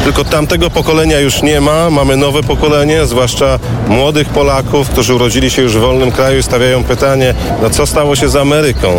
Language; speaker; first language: Polish; native; Polish